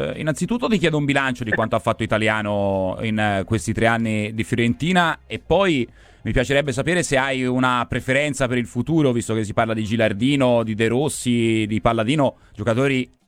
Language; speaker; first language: Italian; native; Italian